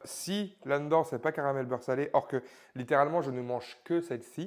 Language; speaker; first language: French; native; French